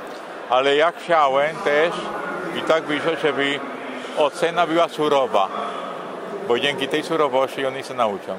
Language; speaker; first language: Polish; non-native, fluent; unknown